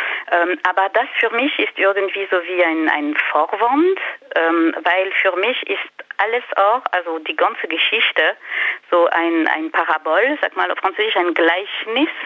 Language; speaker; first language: German; non-native, fluent; French